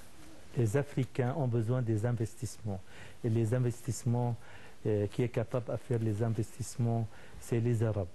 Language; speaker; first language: French; non-native, fluent; Arabic